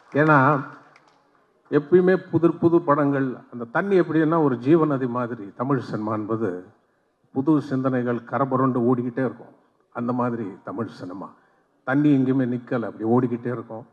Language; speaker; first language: Tamil; non-native, local second language; Telugu